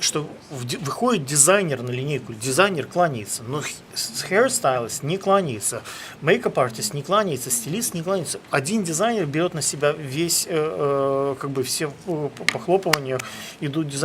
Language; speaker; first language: Russian; native; Russian